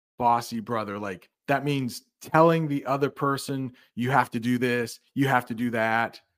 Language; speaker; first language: English; native; English